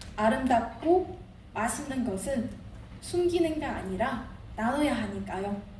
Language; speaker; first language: Korean; non-native, fluent; Chinese